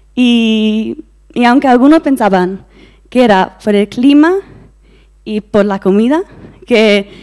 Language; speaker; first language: Spanish; non-native, fluent; English